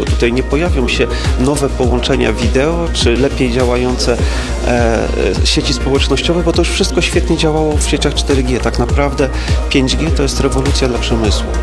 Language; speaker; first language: Polish; native; Polish